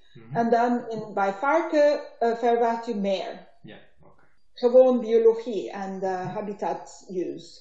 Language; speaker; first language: Dutch; non-native, learner; Turkish